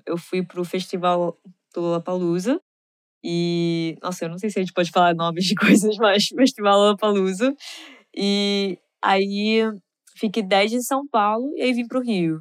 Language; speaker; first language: Portuguese; non-native, fluent; English